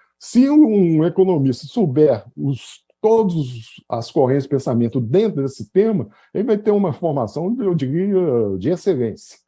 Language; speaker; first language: Portuguese; native; Portuguese